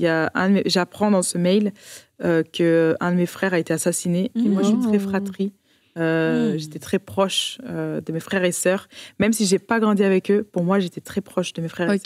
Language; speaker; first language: French; early bilingual, other home language; Portuguese